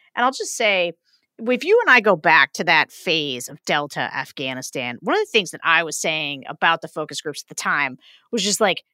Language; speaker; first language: English; native; English